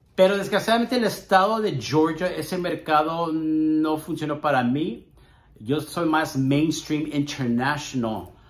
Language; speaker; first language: Spanish; early bilingual, heritage; Spanish